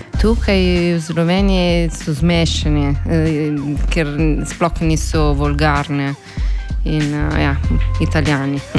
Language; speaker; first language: Slovenian; non-native, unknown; Italian